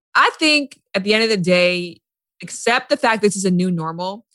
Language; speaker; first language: English; native; English